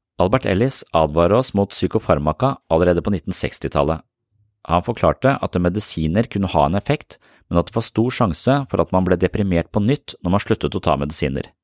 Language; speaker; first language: Norwegian; native; Norwegian